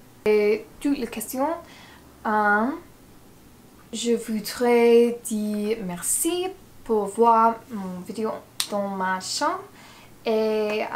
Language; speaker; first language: French; non-native, learner; English